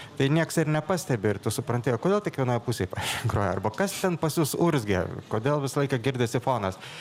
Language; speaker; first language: Lithuanian; native; Lithuanian